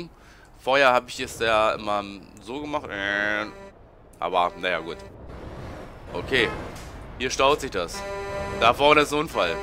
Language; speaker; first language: German; native; German